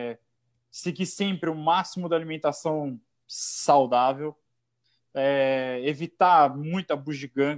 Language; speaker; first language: Portuguese; native; Portuguese